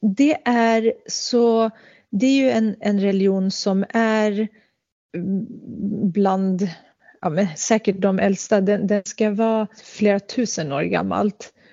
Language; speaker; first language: Swedish; early bilingual, other home language; Central Kurdish